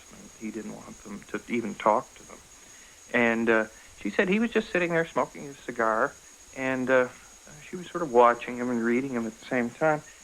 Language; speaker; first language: English; native; English